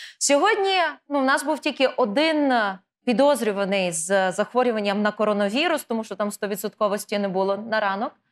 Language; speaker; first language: Ukrainian; native; Ukrainian